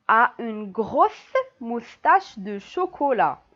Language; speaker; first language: French; non-native, local second language; Arabic